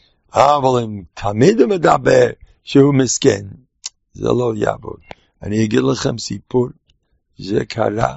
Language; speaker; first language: Hebrew; non-native, fluent; English